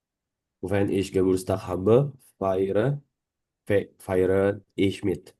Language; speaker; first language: German; non-native, learner; Indonesian